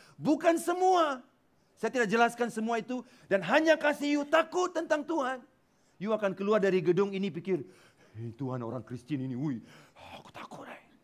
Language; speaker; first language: Malay; non-native, local second language; Tamil